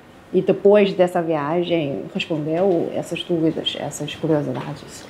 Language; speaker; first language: Portuguese; non-native, fluent; Chinese